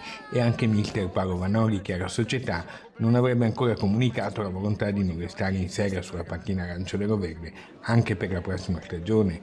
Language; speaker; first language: Italian; native; Italian